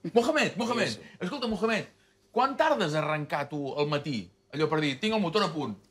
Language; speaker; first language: Catalan; native; Catalan